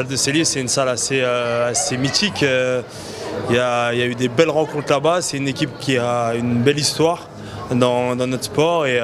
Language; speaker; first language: French; native; French